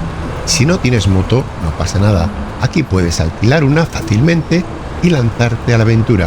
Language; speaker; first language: Spanish; native; Spanish